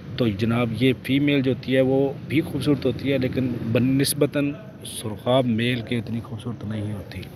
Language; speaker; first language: Urdu; non-native, local second language; Punjabi